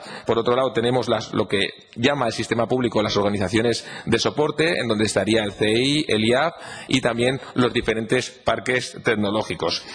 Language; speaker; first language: Spanish; native; Spanish